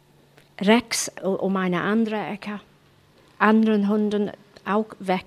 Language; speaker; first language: German; non-native, fluent; English